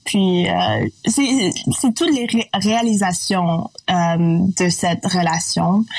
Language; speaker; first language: French; non-native, local second language; English